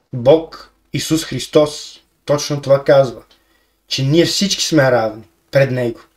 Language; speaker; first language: Bulgarian; native; Bulgarian